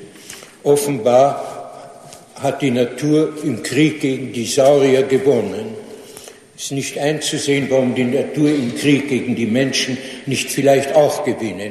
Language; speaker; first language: German; non-native, fluent; English